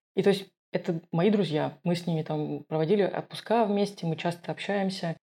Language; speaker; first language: Russian; non-native, local second language; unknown